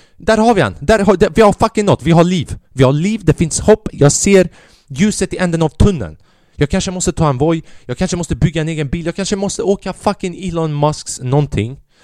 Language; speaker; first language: Swedish; early bilingual, other home language; Albanian